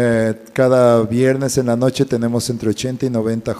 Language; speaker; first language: Spanish; native; Spanish